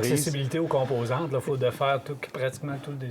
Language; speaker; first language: French; native; French